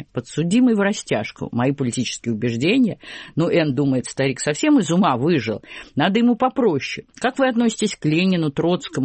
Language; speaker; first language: Russian; native; Russian